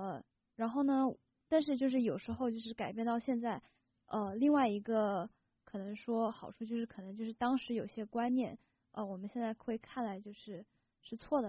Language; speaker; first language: Chinese; early bilingual, heritage; Chinese